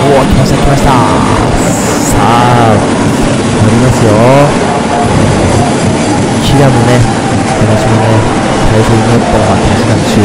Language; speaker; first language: Japanese; native; Japanese